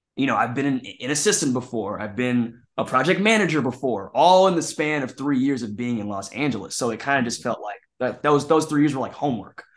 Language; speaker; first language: English; native; English